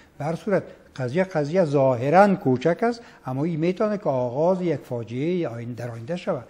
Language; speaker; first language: Persian; native; Persian